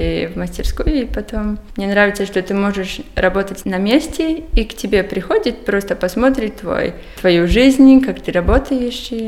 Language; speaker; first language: Russian; non-native, local second language; Latvian